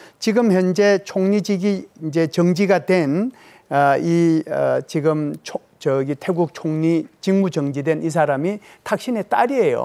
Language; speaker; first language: Korean; native; Korean